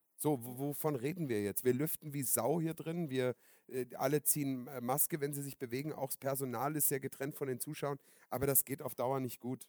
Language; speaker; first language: German; native; German